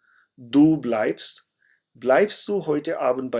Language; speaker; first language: German; non-native, fluent; Hindi